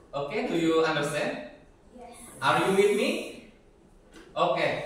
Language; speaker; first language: English; non-native, fluent; Indonesian